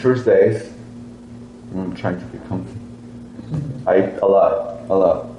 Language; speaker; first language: English; non-native, learner; Spanish